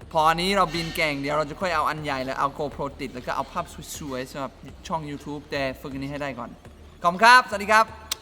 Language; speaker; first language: Thai; early bilingual, other home language; English